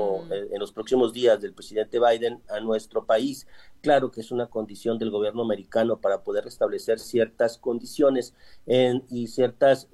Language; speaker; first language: Spanish; native; Spanish